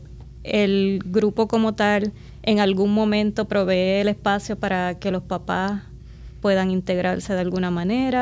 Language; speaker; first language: Spanish; native; Spanish